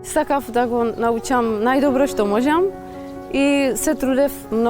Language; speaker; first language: Macedonian; non-native, fluent; Czech